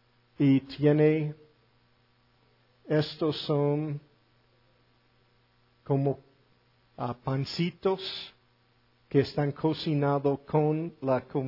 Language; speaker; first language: Spanish; non-native, fluent; English